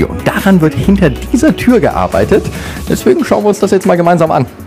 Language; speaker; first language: German; native; German